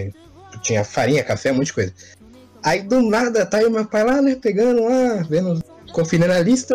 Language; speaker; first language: Portuguese; native; Portuguese